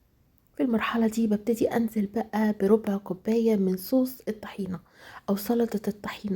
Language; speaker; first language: Arabic; native; Arabic